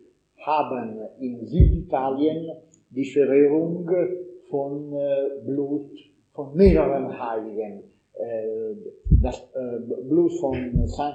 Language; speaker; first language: German; non-native, learner; Italian